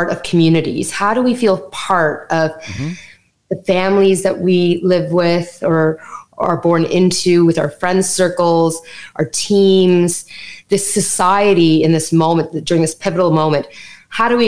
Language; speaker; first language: English; native; English